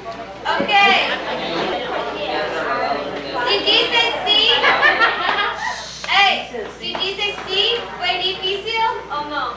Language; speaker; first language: Spanish; early bilingual, other home language; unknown